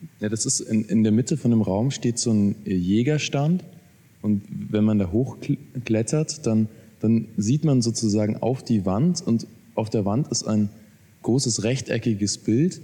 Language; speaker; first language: German; native; German